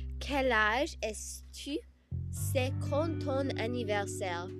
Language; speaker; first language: French; non-native, learner; English